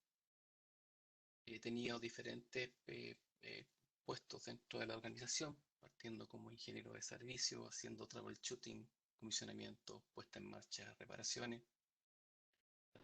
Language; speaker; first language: Spanish; native; Spanish